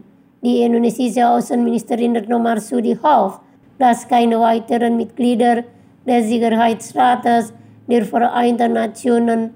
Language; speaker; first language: German; non-native, fluent; Indonesian